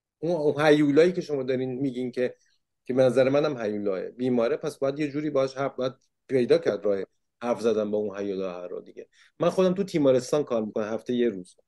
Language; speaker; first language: Persian; early bilingual, heritage; Persian